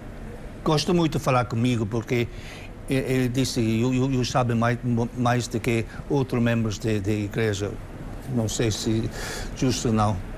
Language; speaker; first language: Portuguese; non-native, learner; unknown